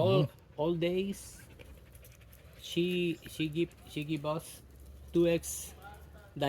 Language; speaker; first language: English; non-native, learner; Spanish